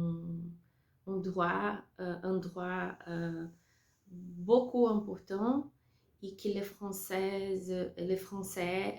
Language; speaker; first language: French; non-native, learner; Portuguese